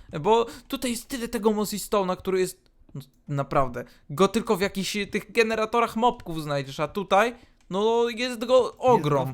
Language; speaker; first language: Polish; native; Polish